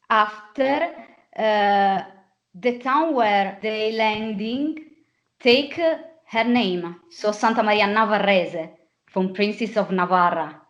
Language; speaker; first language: English; non-native, fluent; Italian